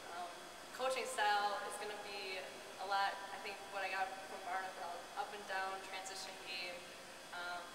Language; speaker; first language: English; native; English